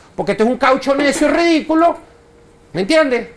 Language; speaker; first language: Spanish; native; Spanish